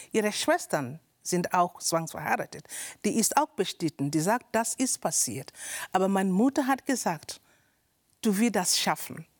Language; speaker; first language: German; non-native, learner; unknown